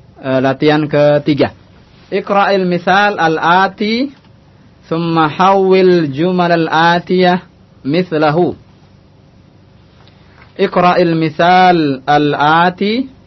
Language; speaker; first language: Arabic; non-native, fluent; Indonesian